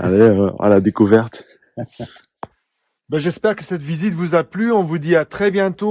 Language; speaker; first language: French; native; French